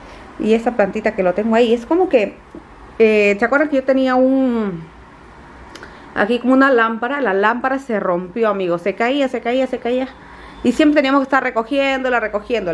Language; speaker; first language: Spanish; native; Spanish